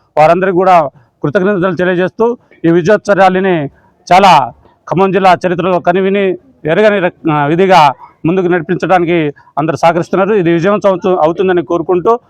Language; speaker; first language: Telugu; non-native, local second language; Lambadi